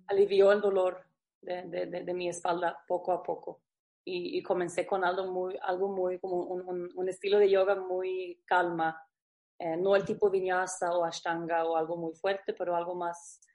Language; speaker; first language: Spanish; non-native, learner; Swedish